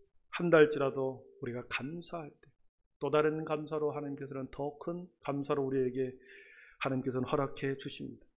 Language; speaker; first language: Korean; native; Korean